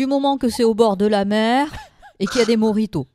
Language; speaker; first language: French; native; French